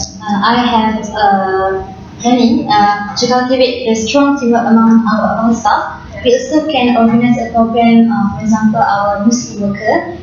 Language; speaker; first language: English; non-native, learner; Malay